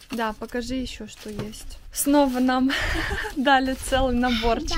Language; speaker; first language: Russian; native; Russian